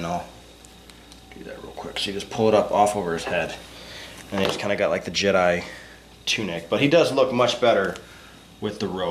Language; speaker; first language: English; native; English